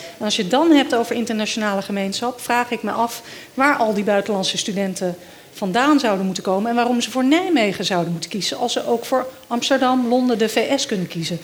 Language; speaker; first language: Dutch; early bilingual, other home language; Danish